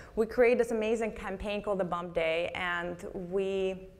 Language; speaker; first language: English; non-native, fluent; Russian